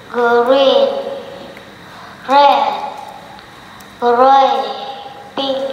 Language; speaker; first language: English; non-native, learner; Vietnamese